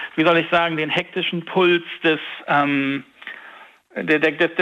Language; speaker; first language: German; native; German